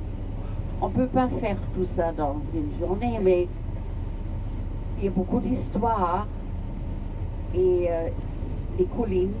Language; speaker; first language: French; non-native, fluent; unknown